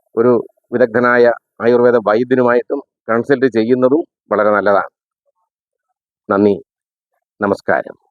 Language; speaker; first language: Malayalam; native; Malayalam